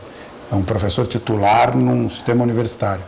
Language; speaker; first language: Portuguese; native; Portuguese